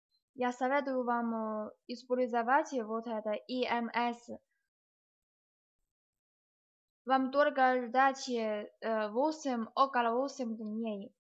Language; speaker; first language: Russian; non-native, learner; Chinese